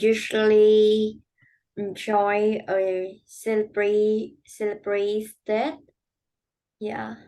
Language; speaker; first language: English; non-native, learner; Vietnamese